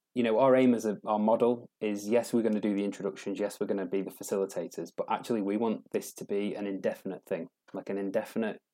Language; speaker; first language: English; native; English